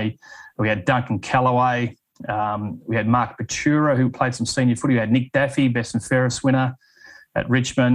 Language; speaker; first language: English; native; English